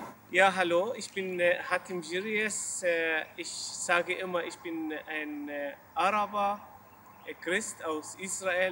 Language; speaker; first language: German; non-native, learner; Arabic